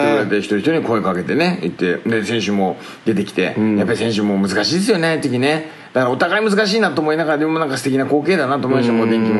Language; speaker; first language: Japanese; native; Japanese